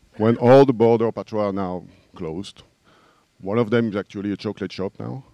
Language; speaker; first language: English; non-native, learner; French